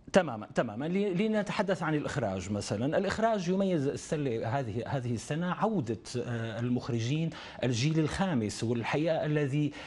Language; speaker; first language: Arabic; native; Arabic